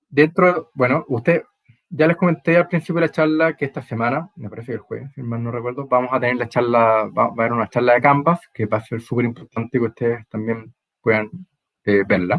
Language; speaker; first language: Spanish; native; Spanish